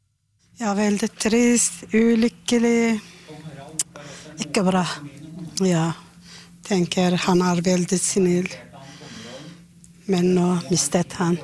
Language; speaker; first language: Norwegian; non-native, learner; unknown